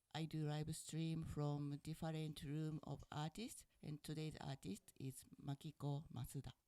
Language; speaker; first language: English; non-native, fluent; Japanese